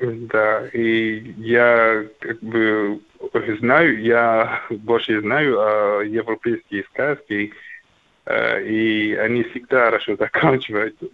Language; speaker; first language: Russian; non-native, learner; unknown